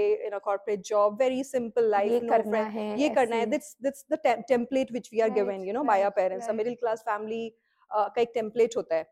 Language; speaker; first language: English; non-native, local second language; Hindi